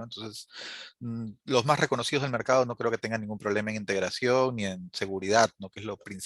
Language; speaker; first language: Spanish; native; Spanish